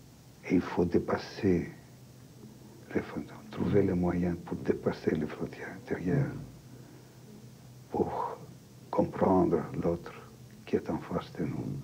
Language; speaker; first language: French; non-native, fluent; Greek